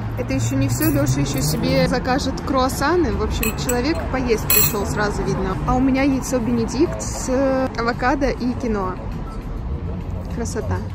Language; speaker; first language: Russian; native; Russian